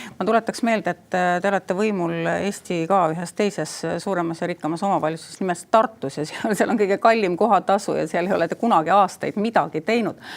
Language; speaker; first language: Estonian; native; Estonian